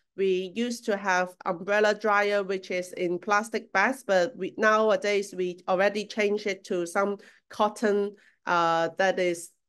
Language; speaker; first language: English; non-native, local second language; Cantonese